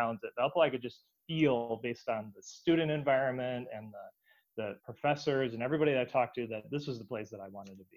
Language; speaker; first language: English; native; English